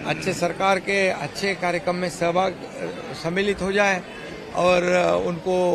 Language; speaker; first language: Hindi; non-native, local second language; Marathi